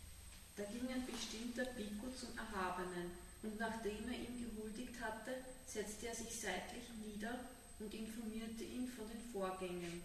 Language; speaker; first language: German; native; German